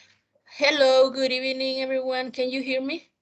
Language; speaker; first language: English; non-native, fluent; Spanish